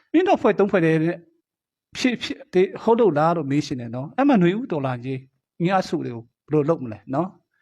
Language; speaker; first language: Burmese; non-native, local second language; Kachin